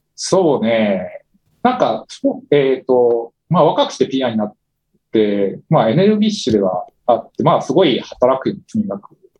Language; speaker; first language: Japanese; native; Japanese